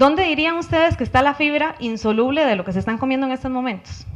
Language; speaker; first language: Spanish; native; Spanish